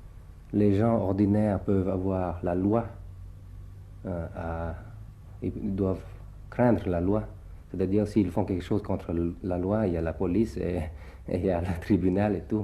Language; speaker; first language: French; early bilingual, other home language; Thai